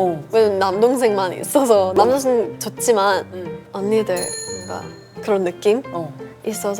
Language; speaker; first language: Korean; early bilingual, heritage; English